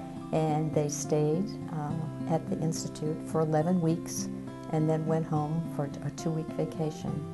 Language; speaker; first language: English; native; English